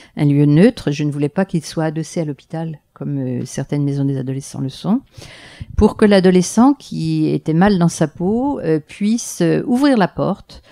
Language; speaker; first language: French; native; French